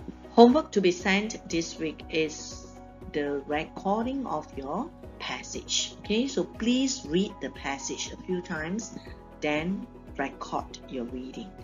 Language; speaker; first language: English; non-native, local second language; Chinese